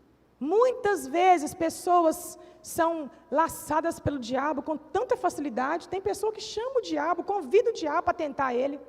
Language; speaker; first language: Portuguese; native; Portuguese